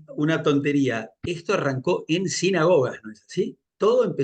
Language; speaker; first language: Spanish; native; Spanish